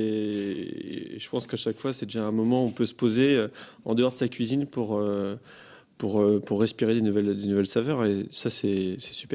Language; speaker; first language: French; native; French